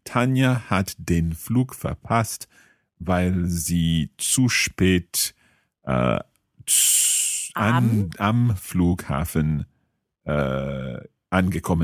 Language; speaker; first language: German; non-native, learner; English